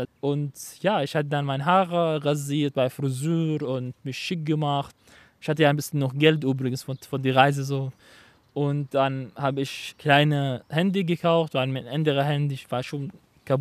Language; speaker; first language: German; non-native, learner; Arabic